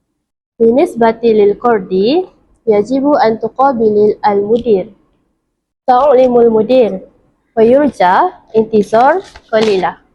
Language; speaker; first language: Arabic; non-native, learner; Malay